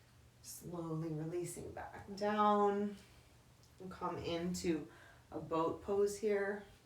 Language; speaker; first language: English; native; English